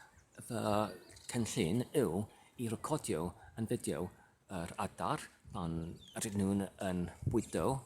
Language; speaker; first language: Welsh; non-native, learner; English